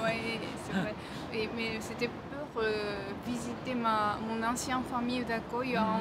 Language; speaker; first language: French; non-native, fluent; Japanese